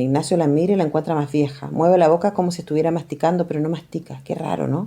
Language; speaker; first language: Spanish; native; Spanish